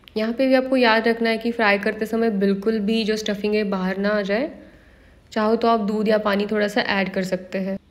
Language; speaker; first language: Hindi; non-native, local second language; Marathi